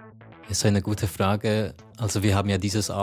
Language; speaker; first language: German; native; German